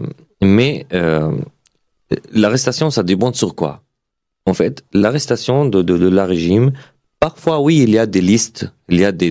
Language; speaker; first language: French; non-native, fluent; Arabic